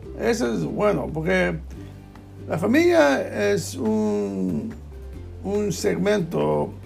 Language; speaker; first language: Spanish; non-native, learner; English